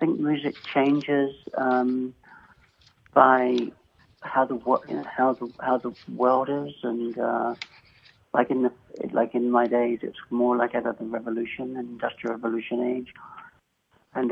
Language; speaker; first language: English; native; English